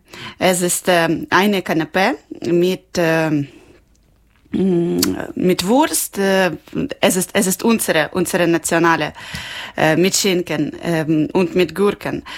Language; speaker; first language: German; non-native, learner; Ukrainian